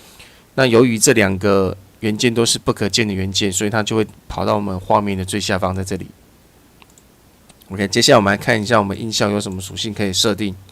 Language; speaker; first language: Chinese; native; Chinese